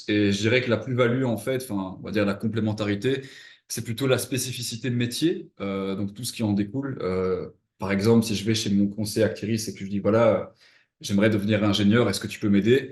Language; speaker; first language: French; native; French